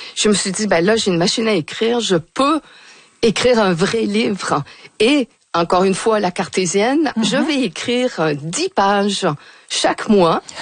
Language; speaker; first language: French; native; French